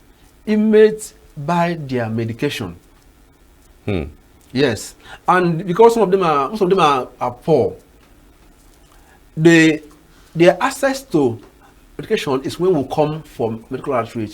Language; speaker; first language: English; non-native, local second language; Igbo